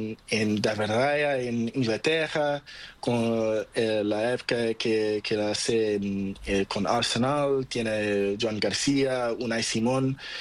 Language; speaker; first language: Spanish; non-native, learner; Portuguese